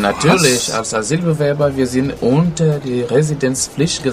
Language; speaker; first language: German; non-native, learner; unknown